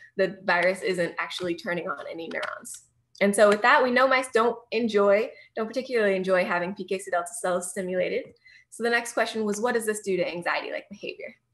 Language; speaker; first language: English; native; English